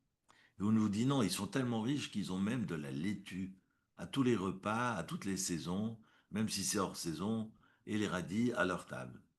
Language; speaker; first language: French; native; French